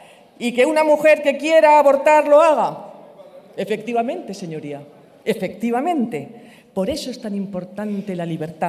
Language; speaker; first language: Spanish; native; Spanish